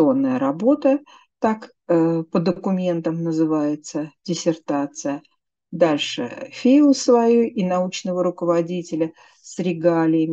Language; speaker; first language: Russian; native; Russian